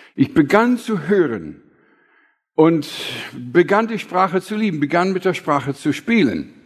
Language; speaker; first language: German; non-native, fluent; English